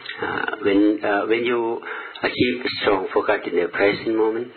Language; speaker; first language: English; non-native, learner; Thai